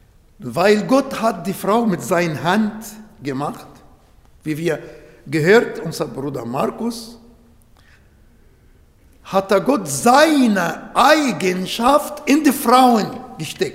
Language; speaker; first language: German; non-native, learner; Arabic